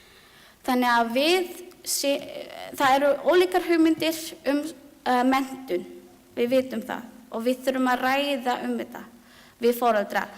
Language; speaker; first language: Icelandic; non-native, learner; Filipino